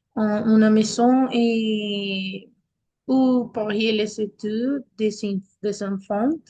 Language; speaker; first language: French; non-native, learner; Spanish